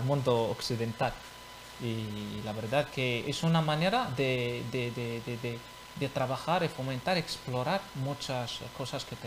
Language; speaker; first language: Spanish; non-native, fluent; Arabic